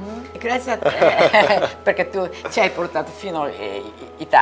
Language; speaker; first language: Italian; non-native, fluent; Korean